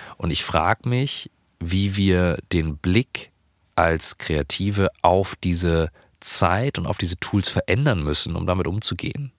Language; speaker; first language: German; native; German